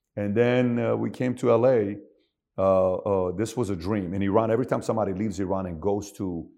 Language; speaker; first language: English; early bilingual, other home language; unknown